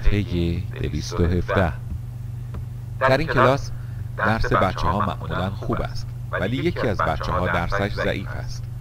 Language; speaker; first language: Persian; non-native, fluent; Urdu